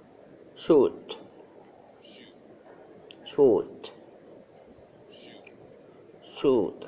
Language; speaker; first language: English; non-native, learner; Vietnamese